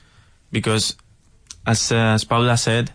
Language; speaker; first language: English; non-native, learner; Spanish